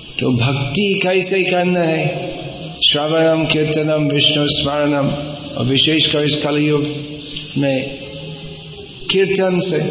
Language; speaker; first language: Hindi; non-native, fluent; English